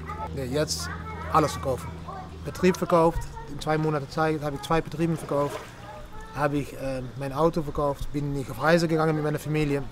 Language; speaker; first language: German; non-native, learner; Dutch